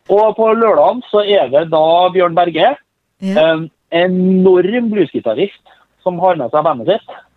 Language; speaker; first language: Norwegian; native; Norwegian